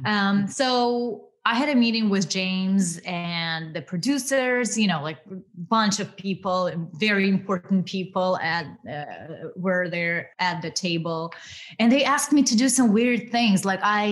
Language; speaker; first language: English; non-native, fluent; Ukrainian